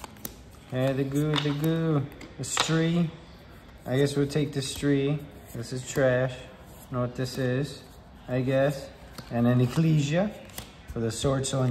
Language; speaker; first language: English; native; English